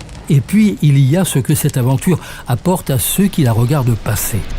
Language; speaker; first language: French; native; French